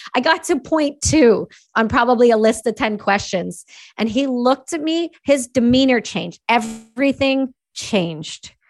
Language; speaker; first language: English; native; English